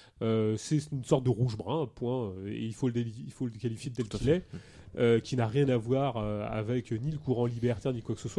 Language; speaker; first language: French; native; French